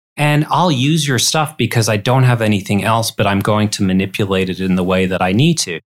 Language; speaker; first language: English; native; English